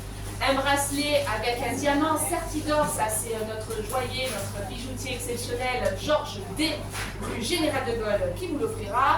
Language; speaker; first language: French; native; French